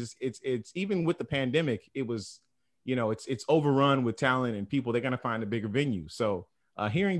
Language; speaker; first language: English; native; English